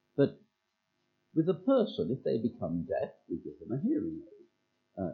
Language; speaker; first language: English; native; English